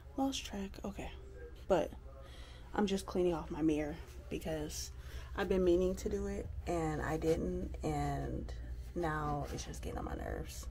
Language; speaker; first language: English; native; English